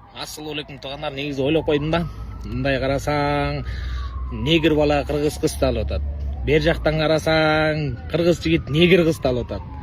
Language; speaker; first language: Kyrgyz; non-native, local second language; Russian